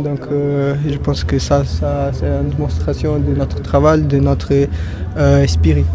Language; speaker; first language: French; non-native, fluent; Portuguese